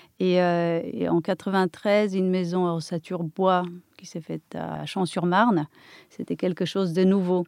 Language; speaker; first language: French; non-native, fluent; Polish